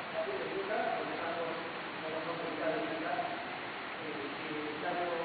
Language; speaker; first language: Spanish; non-native, fluent; Chinese